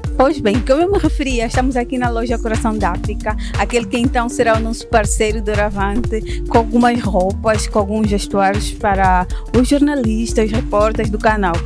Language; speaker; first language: Portuguese; native; Portuguese